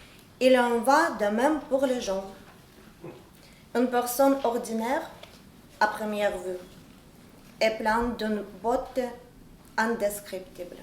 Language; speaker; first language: French; non-native, learner; Ukrainian